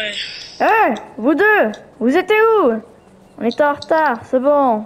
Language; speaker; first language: French; native; French